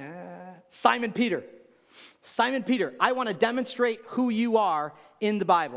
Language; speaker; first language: English; native; English